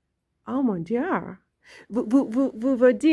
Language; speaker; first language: French; non-native, learner; English